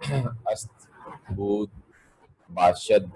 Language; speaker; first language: Persian; non-native, fluent; Urdu